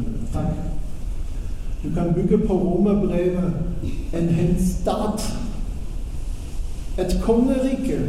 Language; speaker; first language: Norwegian; non-native, fluent; German